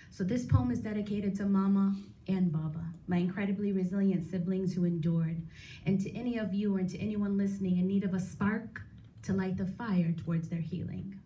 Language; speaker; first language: English; native; English